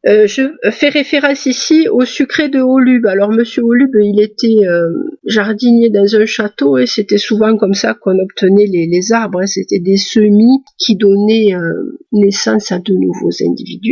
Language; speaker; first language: French; native; French